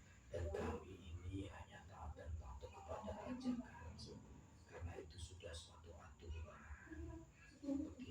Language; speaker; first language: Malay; non-native, local second language; Javanese